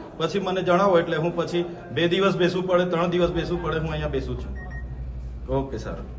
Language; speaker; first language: Gujarati; non-native, local second language; Vasavi